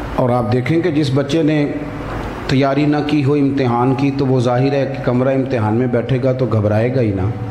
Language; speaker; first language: Urdu; non-native, local second language; Punjabi